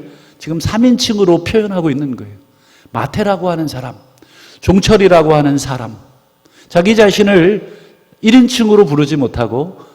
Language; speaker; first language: Korean; native; Korean